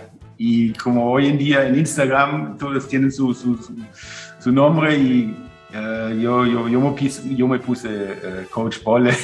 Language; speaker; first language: Spanish; non-native, fluent; German